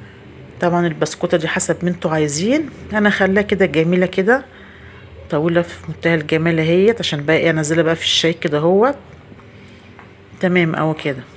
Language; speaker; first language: Arabic; native; Arabic